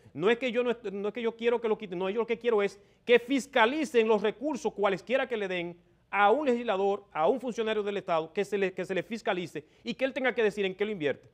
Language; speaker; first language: Spanish; native; Spanish